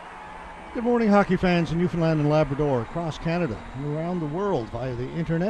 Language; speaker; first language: English; native; English